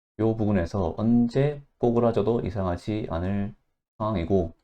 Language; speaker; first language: Korean; native; Korean